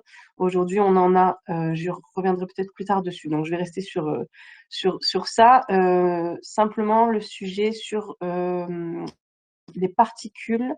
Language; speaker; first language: French; native; French